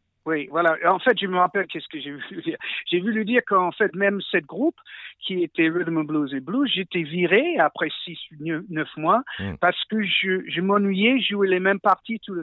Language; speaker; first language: French; non-native, fluent; English